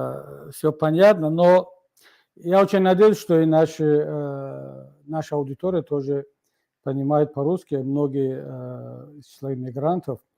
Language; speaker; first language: Russian; non-native, local second language; Tajik